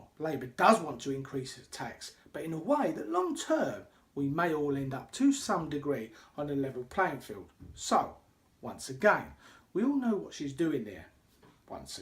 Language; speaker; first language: English; native; English